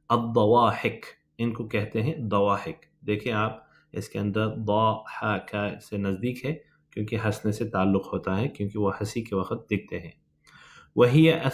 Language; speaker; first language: Urdu; native; Urdu